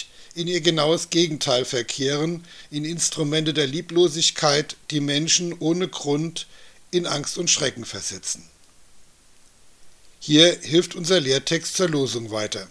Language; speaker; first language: German; native; German